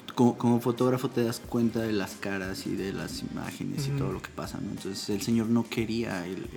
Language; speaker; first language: Spanish; native; Spanish